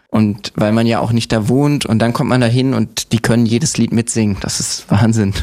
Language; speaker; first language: German; native; German